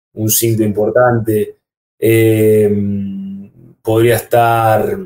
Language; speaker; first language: Spanish; native; Spanish